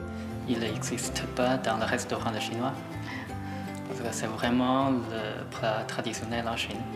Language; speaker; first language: French; non-native, learner; Chinese